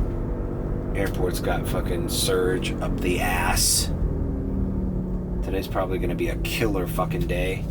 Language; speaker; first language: English; early bilingual, other home language; Spanish